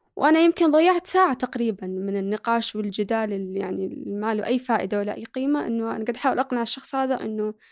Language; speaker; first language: Arabic; early bilingual, other home language; Somali